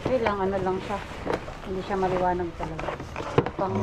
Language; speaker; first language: Filipino; native; Filipino